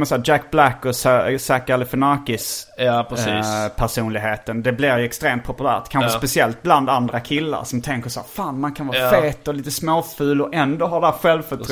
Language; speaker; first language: Swedish; native; Swedish